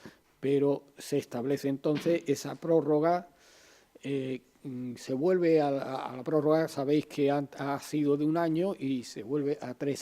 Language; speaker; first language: Spanish; native; Spanish